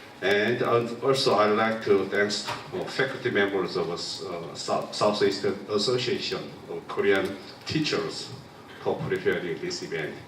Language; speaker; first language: English; non-native, local second language; Korean